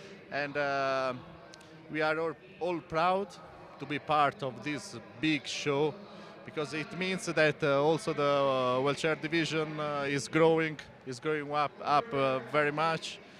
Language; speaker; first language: English; non-native, fluent; Italian